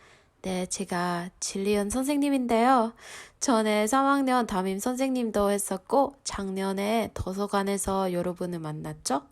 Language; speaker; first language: Korean; non-native, fluent; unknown